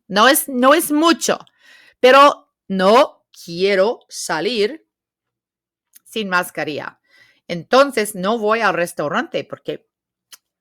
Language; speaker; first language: Spanish; non-native, fluent; English